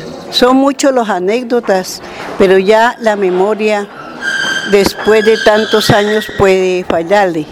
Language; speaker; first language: Spanish; native; Spanish